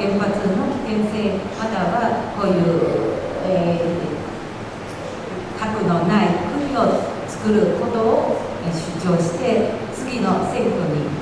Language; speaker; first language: Japanese; non-native, fluent; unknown